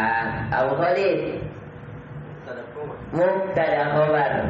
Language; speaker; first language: Arabic; non-native, fluent; Indonesian